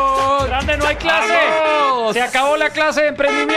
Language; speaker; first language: Spanish; native; Spanish